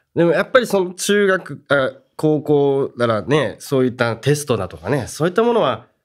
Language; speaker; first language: Japanese; native; Japanese